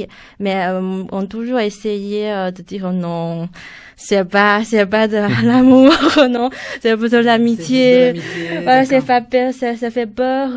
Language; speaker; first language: French; non-native, fluent; Chinese